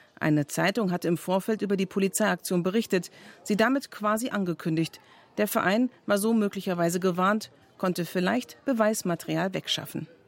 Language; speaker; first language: German; native; German